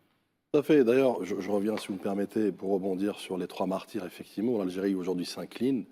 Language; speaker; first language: French; non-native, local second language; Arabic